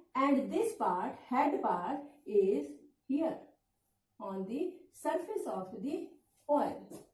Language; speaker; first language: English; non-native, local second language; Punjabi